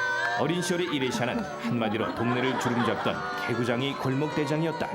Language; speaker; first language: Korean; native; Korean